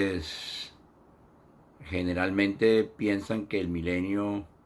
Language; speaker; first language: Spanish; native; Spanish